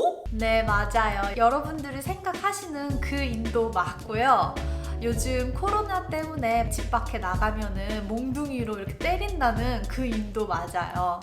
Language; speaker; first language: Korean; native; Korean